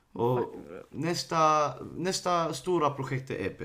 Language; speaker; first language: Swedish; early bilingual, other home language; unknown